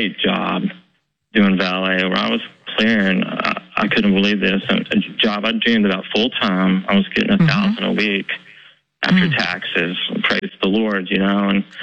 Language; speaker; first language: English; native; English